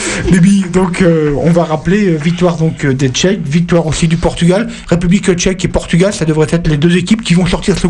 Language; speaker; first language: French; native; French